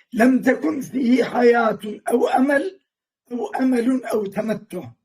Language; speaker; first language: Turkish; non-native, local second language; Kurdish